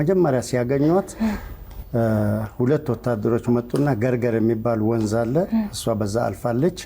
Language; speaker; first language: Amharic; native; Amharic